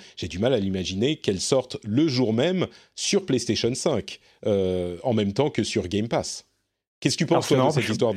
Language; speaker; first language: French; native; French